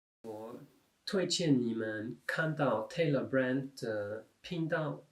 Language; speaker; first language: Chinese; non-native, fluent; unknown